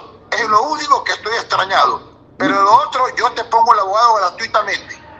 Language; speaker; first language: Spanish; native; Spanish